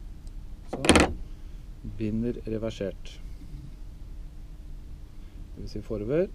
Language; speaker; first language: Norwegian; native; Norwegian